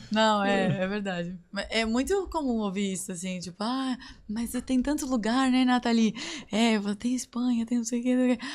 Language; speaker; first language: Portuguese; native; Portuguese